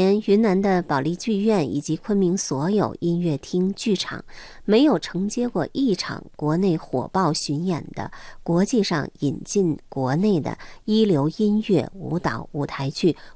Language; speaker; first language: Chinese; native; Chinese